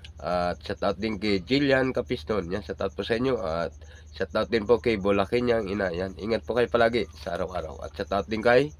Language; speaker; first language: Filipino; non-native, local second language; Bikol